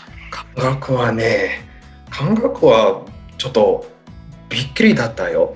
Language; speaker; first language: Japanese; non-native, learner; English